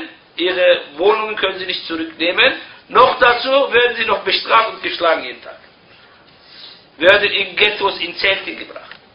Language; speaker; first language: German; non-native, fluent; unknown